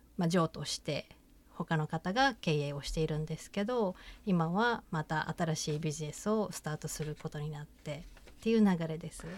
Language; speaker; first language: Japanese; native; Japanese